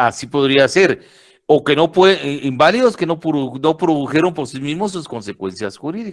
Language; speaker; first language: Spanish; native; Spanish